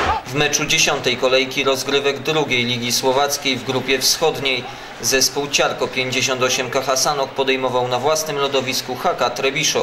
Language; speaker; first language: Polish; native; Polish